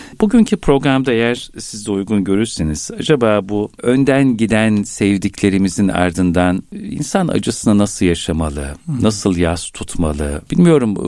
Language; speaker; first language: Turkish; native; Turkish